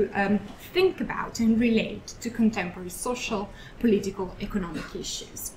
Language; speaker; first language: English; non-native, fluent; Italian